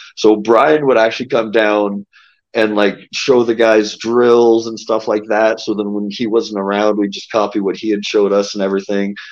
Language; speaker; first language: English; native; English